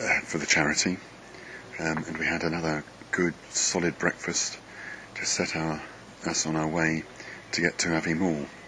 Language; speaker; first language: English; native; English